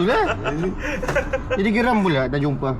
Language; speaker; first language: Malay; native; Malay